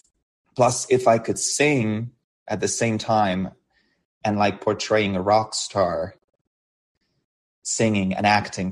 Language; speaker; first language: English; non-native, fluent; Hungarian